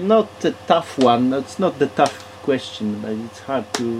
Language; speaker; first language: English; non-native, learner; Polish